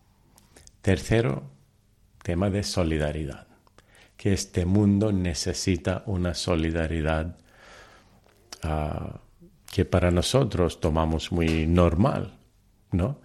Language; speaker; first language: Spanish; early bilingual, heritage; Telugu